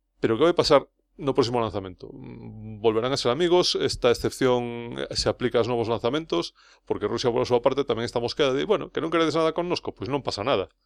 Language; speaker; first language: Galician; non-native, local second language; Spanish